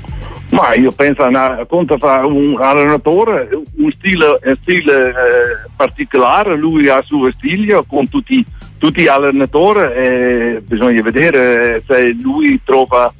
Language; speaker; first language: Italian; non-native, learner; Dutch